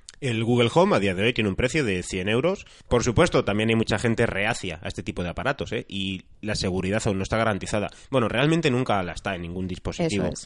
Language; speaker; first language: Spanish; native; Spanish